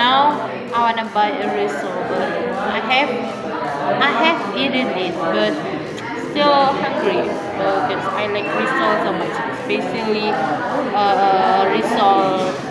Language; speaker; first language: English; non-native, learner; Indonesian